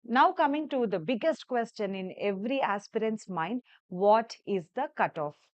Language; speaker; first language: English; non-native, local second language; Telugu